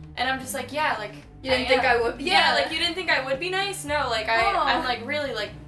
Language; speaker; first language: English; native; English